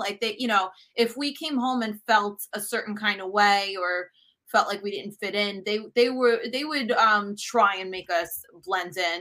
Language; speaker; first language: English; early bilingual, other home language; Italian